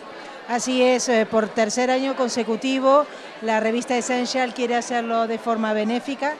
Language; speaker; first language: Spanish; native; Spanish